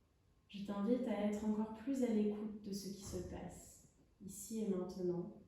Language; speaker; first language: French; native; French